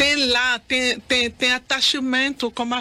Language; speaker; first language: Portuguese; non-native, learner; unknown